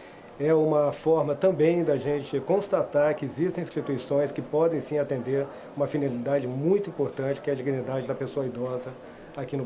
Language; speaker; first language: Portuguese; native; Portuguese